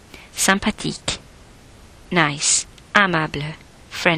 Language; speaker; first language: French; non-native, learner; English